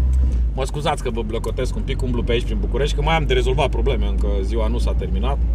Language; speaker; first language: Romanian; native; Romanian